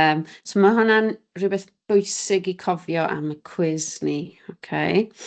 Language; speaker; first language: Welsh; native; Welsh